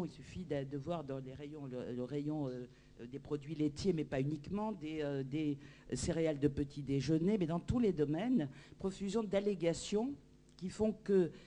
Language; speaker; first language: French; native; French